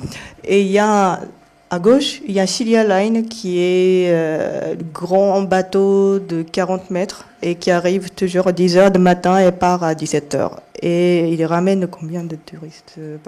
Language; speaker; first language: French; non-native, fluent; Japanese